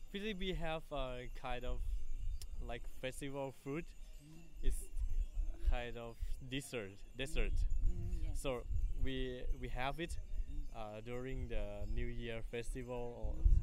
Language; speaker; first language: English; non-native, learner; Thai